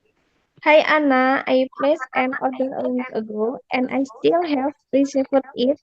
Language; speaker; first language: English; non-native, learner; Indonesian